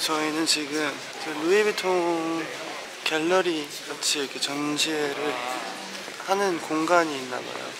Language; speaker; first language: Korean; early bilingual, heritage; Korean